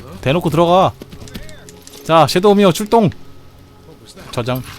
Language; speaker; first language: Korean; native; Korean